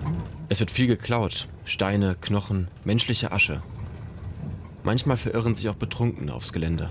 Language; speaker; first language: German; native; German